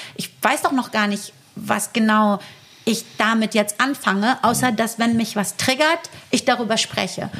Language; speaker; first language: German; early bilingual, other home language; Persian